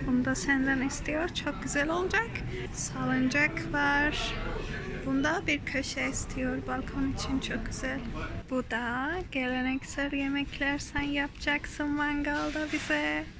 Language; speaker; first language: Turkish; non-native, learner; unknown